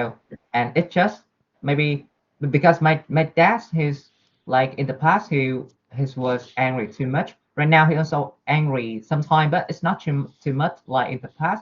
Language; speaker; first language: English; non-native, learner; Vietnamese